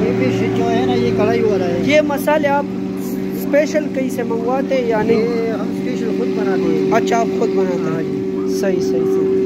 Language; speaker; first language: Urdu; non-native, local second language; Pashto